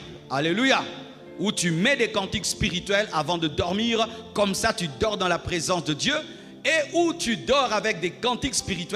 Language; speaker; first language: French; non-native, local second language; Lingala